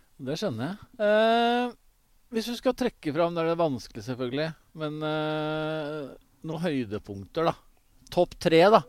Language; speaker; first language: Norwegian; native; Norwegian